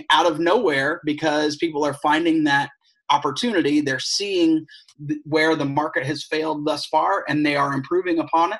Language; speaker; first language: English; native; English